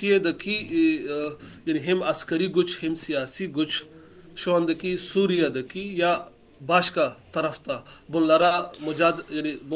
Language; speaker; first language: Turkish; non-native, learner; Urdu